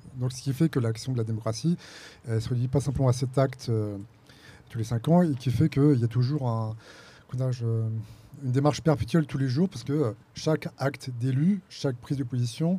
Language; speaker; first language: French; native; French